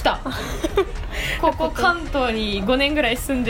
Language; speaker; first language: Japanese; native; Japanese